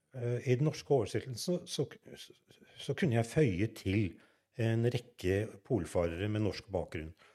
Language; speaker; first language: Norwegian; native; Norwegian